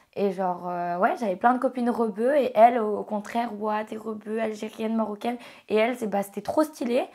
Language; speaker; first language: French; native; French